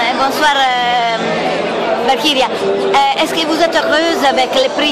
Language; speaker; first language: French; non-native, fluent; Italian